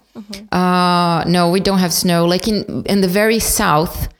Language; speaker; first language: English; non-native, fluent; Portuguese